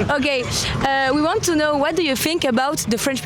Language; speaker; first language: English; non-native, learner; French